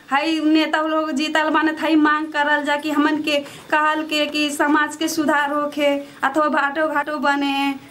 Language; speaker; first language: Bhojpuri; native; Bhojpuri